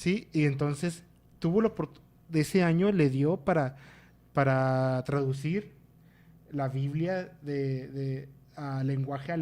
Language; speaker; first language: Spanish; native; Spanish